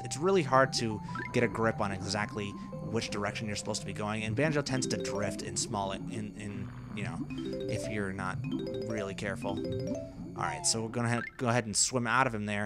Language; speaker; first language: English; native; English